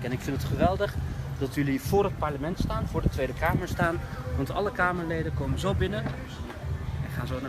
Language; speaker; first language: Dutch; early bilingual, other home language; Turkish